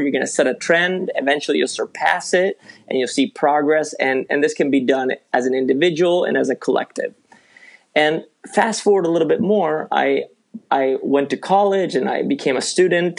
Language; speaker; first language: English; early bilingual, other home language; Spanish